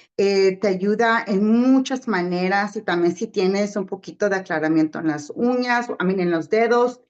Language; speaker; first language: Spanish; early bilingual, heritage; Spanish